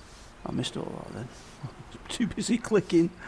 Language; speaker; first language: English; native; English